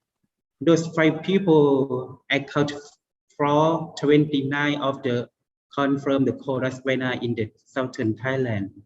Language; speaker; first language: English; non-native, learner; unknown